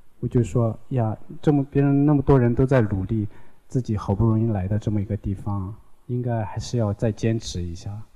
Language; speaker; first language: Chinese; non-native, local second language; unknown